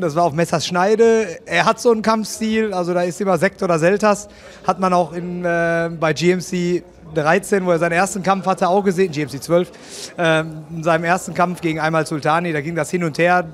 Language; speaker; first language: German; native; German